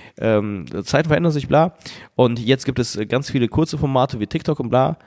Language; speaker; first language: German; early bilingual, other home language; Russian